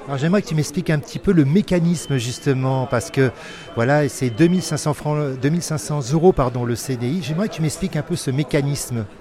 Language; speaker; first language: French; native; French